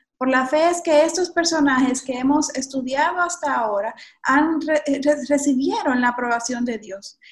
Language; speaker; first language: Spanish; native; Spanish